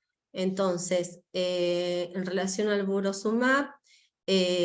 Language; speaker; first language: Spanish; native; Spanish